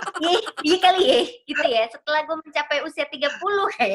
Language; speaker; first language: Indonesian; native; Indonesian